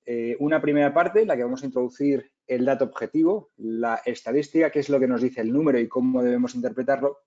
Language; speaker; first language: Spanish; native; Spanish